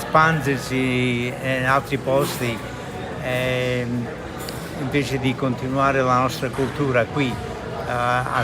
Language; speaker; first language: Italian; early bilingual, heritage; English